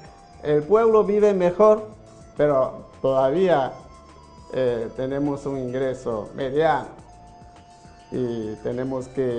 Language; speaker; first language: Spanish; non-native, fluent; Chinese